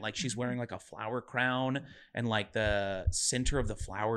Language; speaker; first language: English; native; English